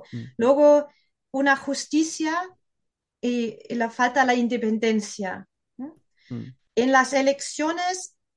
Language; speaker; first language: Spanish; non-native, fluent; German